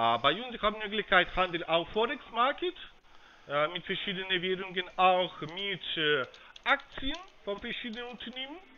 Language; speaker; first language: German; non-native, fluent; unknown